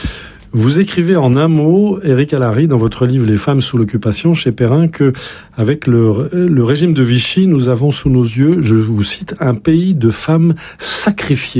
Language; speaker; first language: French; native; French